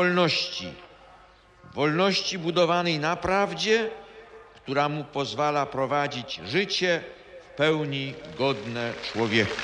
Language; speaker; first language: Polish; native; Polish